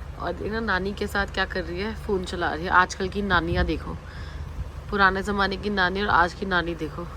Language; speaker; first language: Hindi; native; Hindi